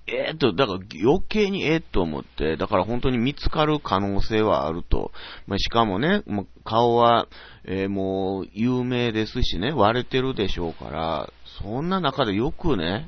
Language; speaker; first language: Japanese; native; Japanese